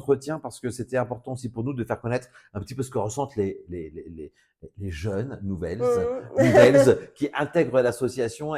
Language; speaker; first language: French; native; French